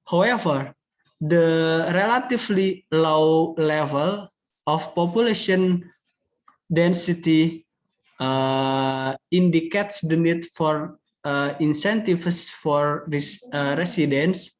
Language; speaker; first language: English; non-native, learner; Indonesian